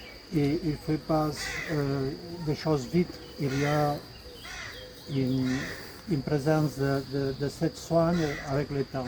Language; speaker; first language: French; non-native, fluent; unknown